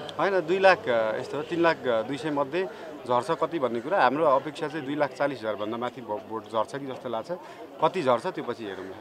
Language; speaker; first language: Nepali; native; Nepali